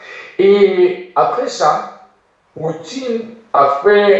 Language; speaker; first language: French; non-native, fluent; Russian